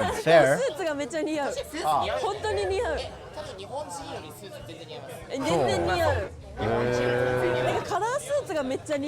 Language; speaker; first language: Japanese; native; Japanese